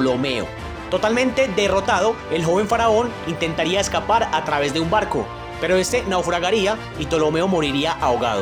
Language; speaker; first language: Spanish; native; Spanish